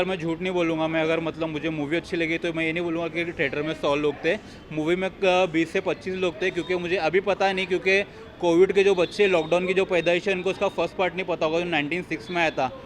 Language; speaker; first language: Hindi; native; Hindi